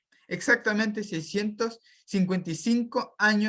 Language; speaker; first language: Spanish; native; Spanish